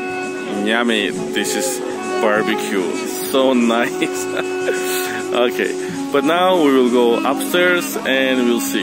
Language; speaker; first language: English; non-native, learner; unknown